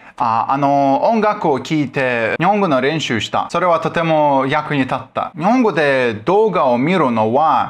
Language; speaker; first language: Japanese; non-native, learner; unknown